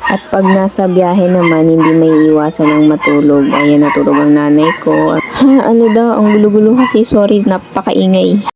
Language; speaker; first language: Filipino; non-native, local second language; Hiligaynon